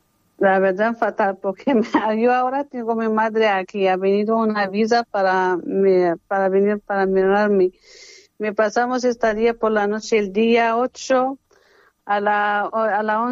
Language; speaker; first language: Spanish; non-native, learner; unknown